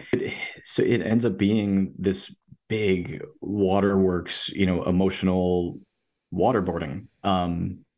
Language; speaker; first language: English; native; English